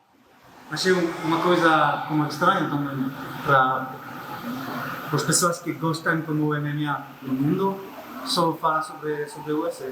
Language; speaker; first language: Portuguese; non-native, learner; French